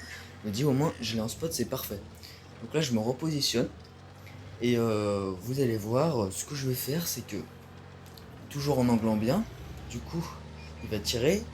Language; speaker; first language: French; native; French